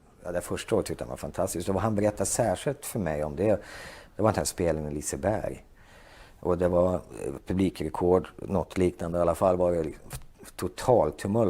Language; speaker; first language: Swedish; native; Swedish